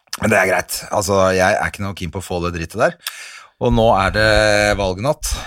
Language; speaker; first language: Norwegian; native; Norwegian